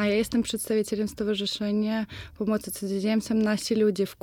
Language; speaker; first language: Polish; non-native, fluent; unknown